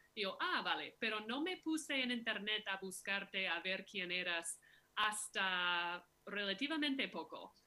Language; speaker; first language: Spanish; non-native, fluent; English